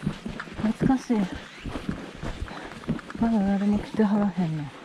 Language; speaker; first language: Japanese; native; Japanese